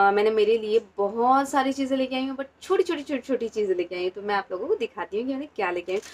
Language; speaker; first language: Hindi; non-native, local second language; Marathi